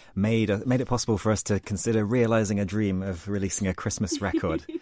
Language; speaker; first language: English; non-native, fluent; Portuguese